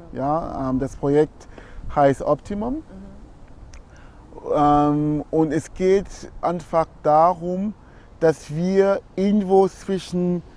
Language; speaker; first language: German; non-native, fluent; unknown